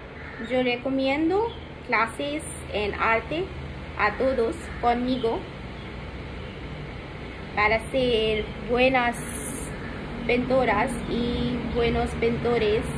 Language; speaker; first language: Spanish; non-native, learner; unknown